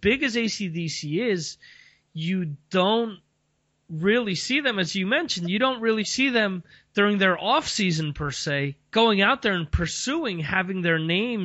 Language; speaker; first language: English; native; English